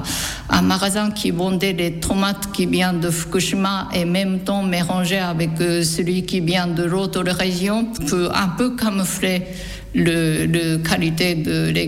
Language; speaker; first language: French; non-native, fluent; Japanese